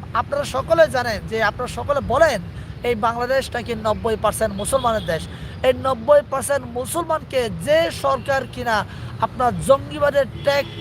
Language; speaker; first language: Bangla; non-native, local second language; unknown